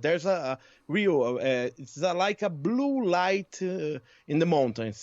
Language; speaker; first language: English; non-native, learner; Portuguese